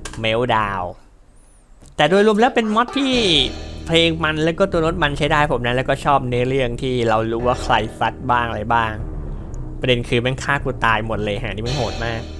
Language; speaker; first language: Thai; native; Thai